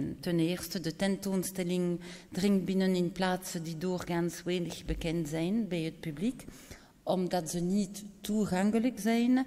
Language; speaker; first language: Dutch; non-native, local second language; French